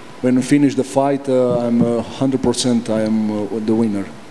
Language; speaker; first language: English; non-native, learner; Romanian